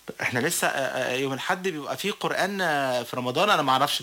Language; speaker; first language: Arabic; native; Arabic